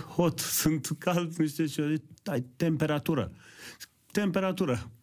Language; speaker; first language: Romanian; early bilingual, other home language; Persian